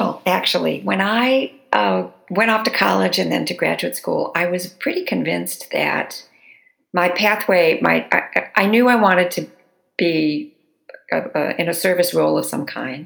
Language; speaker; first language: English; native; English